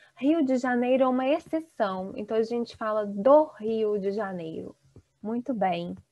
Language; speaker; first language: Portuguese; native; Portuguese